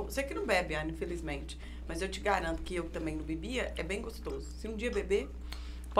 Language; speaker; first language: Portuguese; native; Portuguese